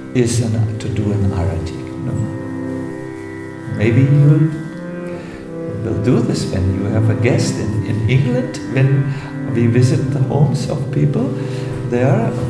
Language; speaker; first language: English; non-native, fluent; German